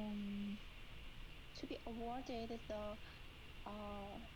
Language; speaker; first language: English; non-native, learner; Chinese